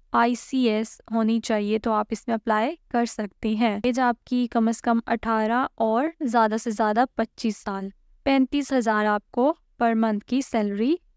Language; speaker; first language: Urdu; native; Urdu